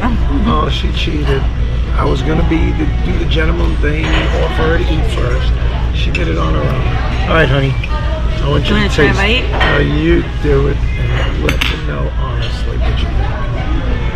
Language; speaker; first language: English; native; English